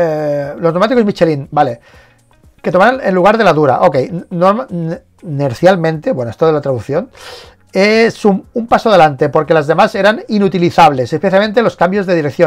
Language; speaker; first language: Spanish; native; Spanish